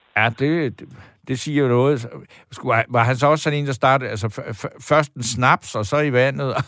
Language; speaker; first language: Danish; native; Danish